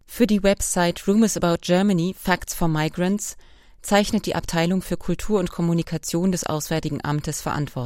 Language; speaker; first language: German; native; German